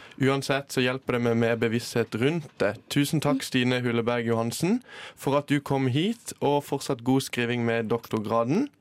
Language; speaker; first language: Norwegian; native; Norwegian